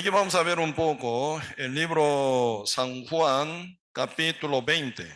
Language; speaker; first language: Spanish; non-native, learner; Korean